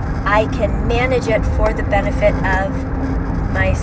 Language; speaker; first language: English; native; English